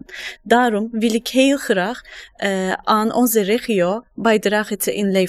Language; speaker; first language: Dutch; non-native, learner; Turkish